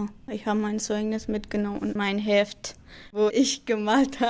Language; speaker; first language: German; non-native, learner; Kurdish